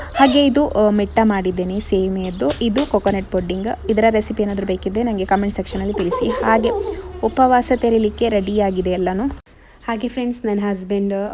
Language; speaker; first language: Kannada; non-native, local second language; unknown